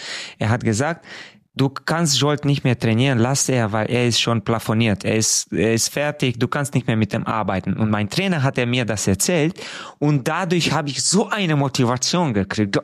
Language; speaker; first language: German; non-native, fluent; Hungarian